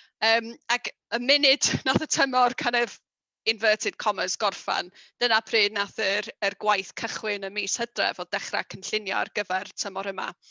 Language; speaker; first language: Welsh; native; Welsh